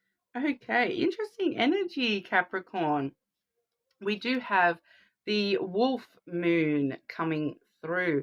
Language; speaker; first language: English; native; English